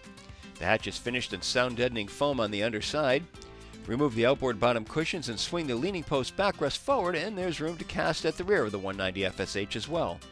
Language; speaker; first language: English; native; English